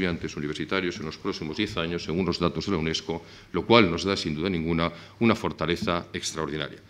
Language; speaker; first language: Spanish; native; Spanish